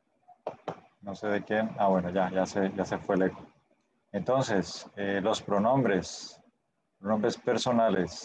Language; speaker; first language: Spanish; native; Spanish